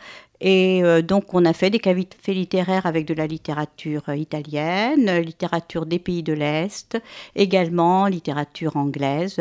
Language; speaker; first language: French; native; French